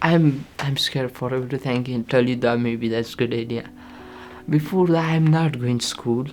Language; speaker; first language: English; non-native, learner; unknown